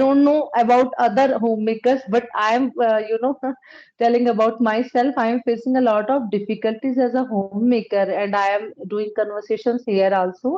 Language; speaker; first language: English; non-native, local second language; Punjabi